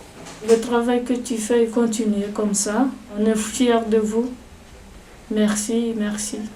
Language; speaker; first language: French; non-native, learner; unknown